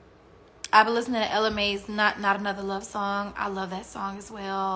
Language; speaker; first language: English; native; English